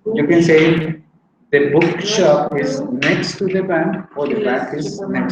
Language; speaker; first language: English; non-native, fluent; Spanish